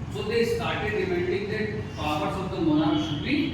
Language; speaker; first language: English; non-native, local second language; Hindi